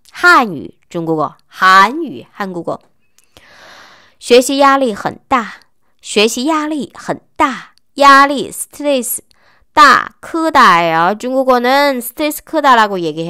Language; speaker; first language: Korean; non-native, fluent; Chinese